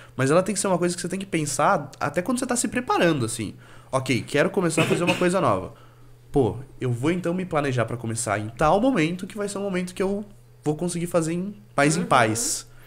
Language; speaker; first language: Portuguese; native; Portuguese